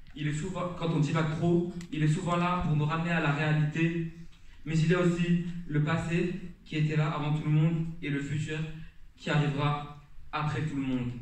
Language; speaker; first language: French; native; French